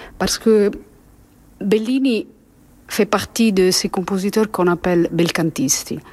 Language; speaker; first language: French; non-native, fluent; Italian